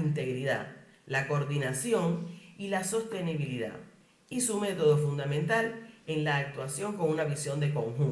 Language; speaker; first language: Spanish; native; Spanish